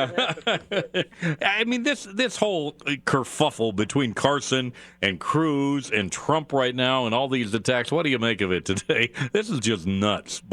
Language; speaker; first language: English; native; English